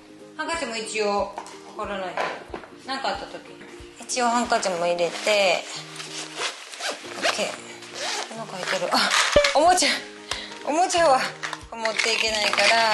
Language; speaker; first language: Japanese; native; Japanese